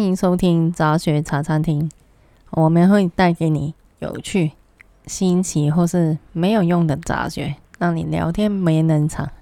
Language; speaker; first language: Chinese; non-native, local second language; Cantonese